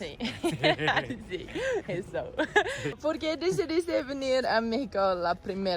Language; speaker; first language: Spanish; non-native, learner; English